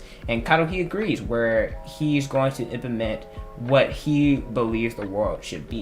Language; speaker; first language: English; native; English